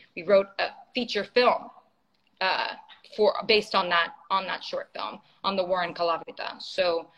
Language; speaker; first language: English; native; English